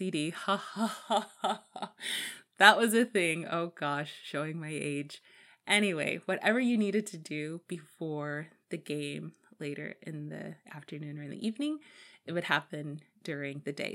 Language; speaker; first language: English; native; English